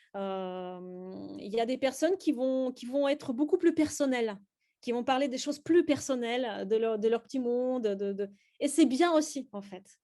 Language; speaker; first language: French; non-native, fluent; Russian